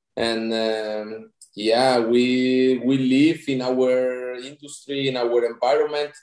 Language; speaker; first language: English; non-native, fluent; Spanish